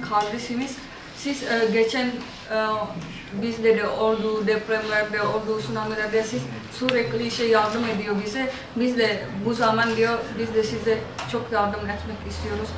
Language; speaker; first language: Turkish; non-native, learner; Indonesian